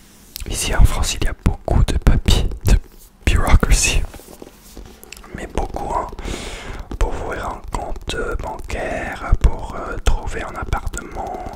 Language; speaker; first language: French; non-native, learner; English